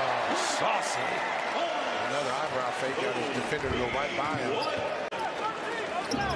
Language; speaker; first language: English; native; English